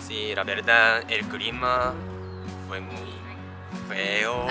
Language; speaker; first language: Spanish; non-native, learner; Japanese